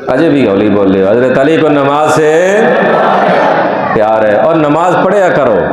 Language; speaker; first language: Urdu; non-native, local second language; Punjabi